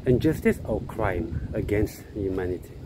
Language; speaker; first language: English; non-native, fluent; French